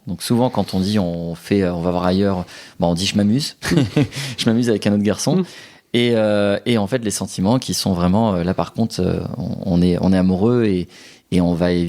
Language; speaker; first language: French; native; French